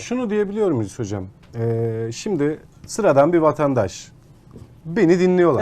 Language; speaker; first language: Turkish; native; Turkish